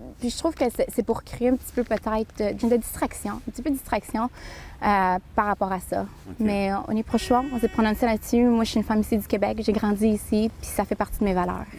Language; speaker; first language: French; early bilingual, other home language; Spanish